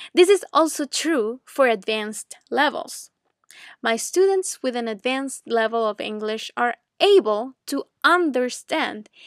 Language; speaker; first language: English; non-native, fluent; Spanish